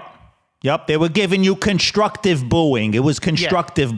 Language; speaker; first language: English; native; English